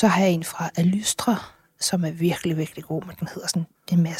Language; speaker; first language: Danish; native; Danish